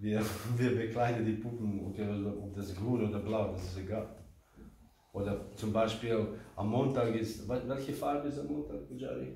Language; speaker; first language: German; non-native, fluent; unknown